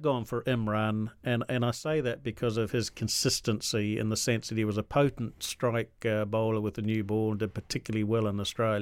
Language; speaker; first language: English; native; English